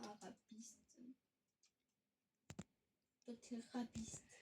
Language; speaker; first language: French; native; French